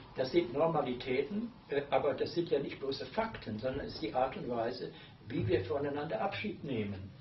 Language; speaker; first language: German; native; German